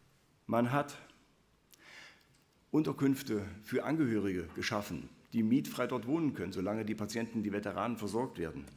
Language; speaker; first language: German; native; German